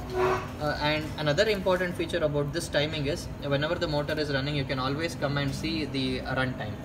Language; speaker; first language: English; non-native, local second language; Kannada